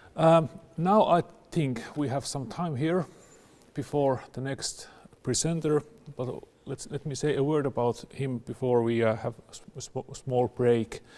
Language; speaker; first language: English; non-native, fluent; Finnish